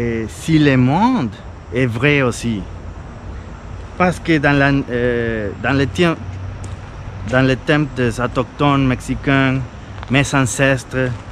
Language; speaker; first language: French; non-native, fluent; Spanish